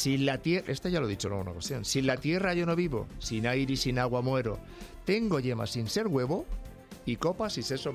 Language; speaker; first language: Spanish; native; Spanish